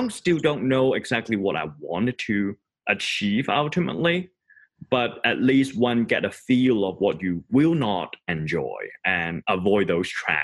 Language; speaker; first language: English; non-native, local second language; Cantonese